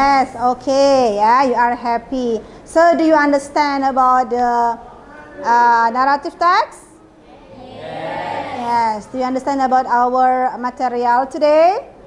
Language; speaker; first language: English; non-native, fluent; Indonesian